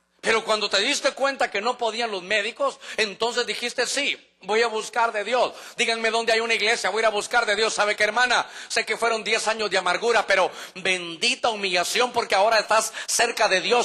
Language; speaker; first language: Spanish; native; Spanish